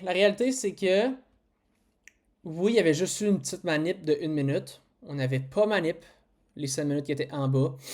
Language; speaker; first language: French; native; French